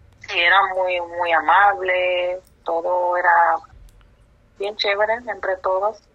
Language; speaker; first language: Spanish; native; Spanish